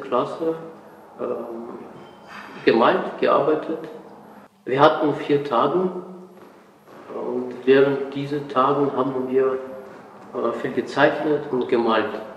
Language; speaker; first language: German; non-native, fluent; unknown